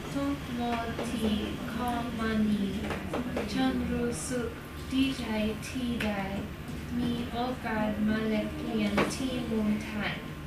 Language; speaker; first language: Thai; non-native, learner; English